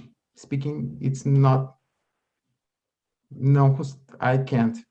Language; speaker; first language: English; non-native, learner; Portuguese